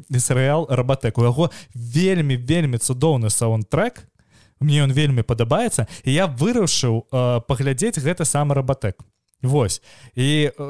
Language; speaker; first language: Belarusian; non-native, local second language; Russian